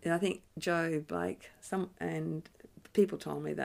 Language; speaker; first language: English; native; English